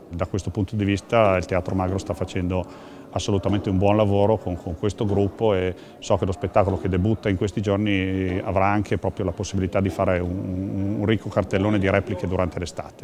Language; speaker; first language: Italian; native; Italian